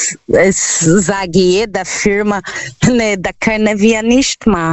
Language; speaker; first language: German; non-native, learner; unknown